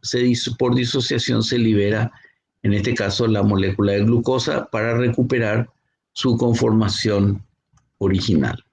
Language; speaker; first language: Spanish; native; Spanish